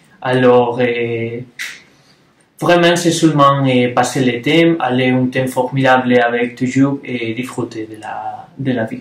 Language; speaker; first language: French; non-native, learner; Spanish